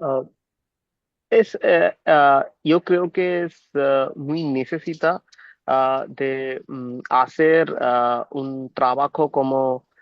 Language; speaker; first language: Spanish; non-native, learner; Bangla